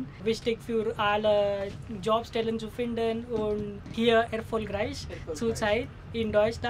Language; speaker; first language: German; non-native, learner; Marathi